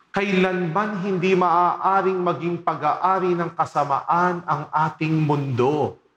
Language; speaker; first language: Filipino; native; Filipino